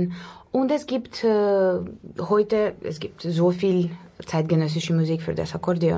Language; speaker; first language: German; non-native, learner; Russian